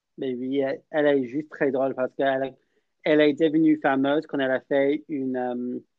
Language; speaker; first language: French; non-native, learner; English